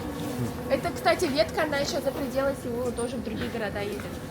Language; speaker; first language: Russian; native; Russian